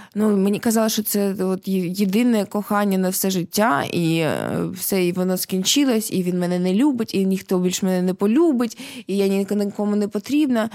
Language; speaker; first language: Ukrainian; non-native, local second language; Russian